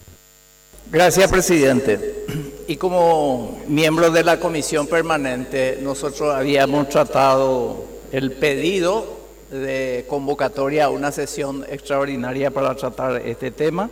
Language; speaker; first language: Spanish; native; Spanish